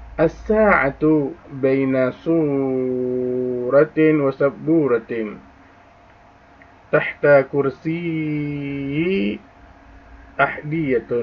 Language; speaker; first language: Arabic; non-native, fluent; Indonesian